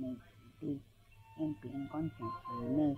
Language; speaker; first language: Cantonese; non-native, learner; Japanese